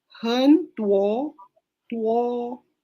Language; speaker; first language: Chinese; non-native, learner; Filipino